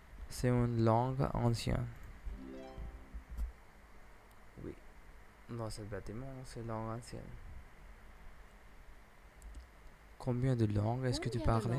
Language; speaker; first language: French; non-native, learner; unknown